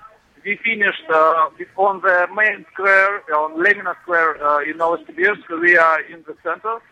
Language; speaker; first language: English; non-native, learner; Russian